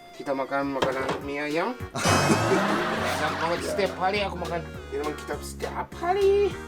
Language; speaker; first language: Indonesian; non-native, fluent; Japanese